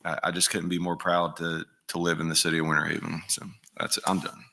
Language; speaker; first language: English; native; English